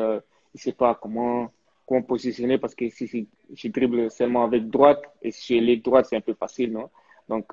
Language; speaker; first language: French; early bilingual, heritage; French